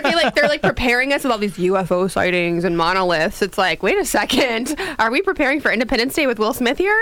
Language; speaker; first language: English; native; English